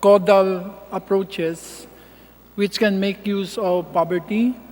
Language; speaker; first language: English; non-native, local second language; Filipino